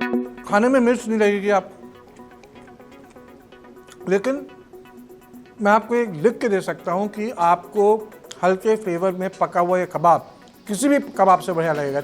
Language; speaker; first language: Hindi; native; Hindi